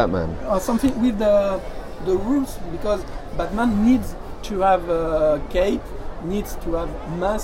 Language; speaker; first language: English; non-native, learner; French